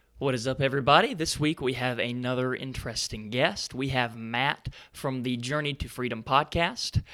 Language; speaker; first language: English; native; English